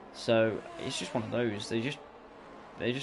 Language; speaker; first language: English; native; English